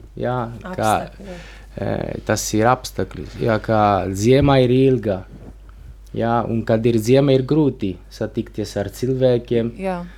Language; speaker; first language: Latvian; non-native, learner; Italian